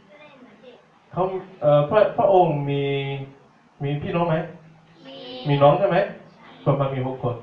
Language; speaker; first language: Thai; non-native, fluent; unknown